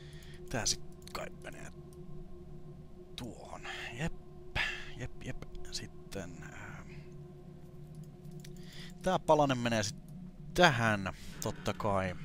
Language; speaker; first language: Finnish; native; Finnish